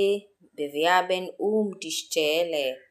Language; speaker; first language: German; non-native, learner; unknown